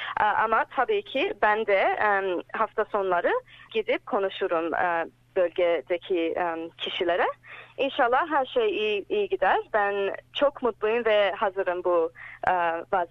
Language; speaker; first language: Turkish; early bilingual, heritage; English